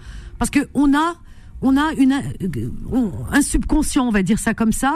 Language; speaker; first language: French; native; French